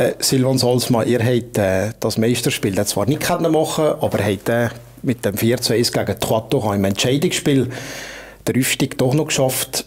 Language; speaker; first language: German; native; German